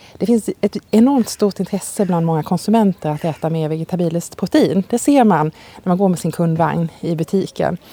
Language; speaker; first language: Swedish; native; Swedish